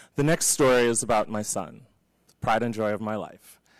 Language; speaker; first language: English; native; English